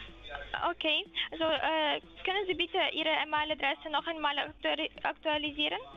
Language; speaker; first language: German; non-native, learner; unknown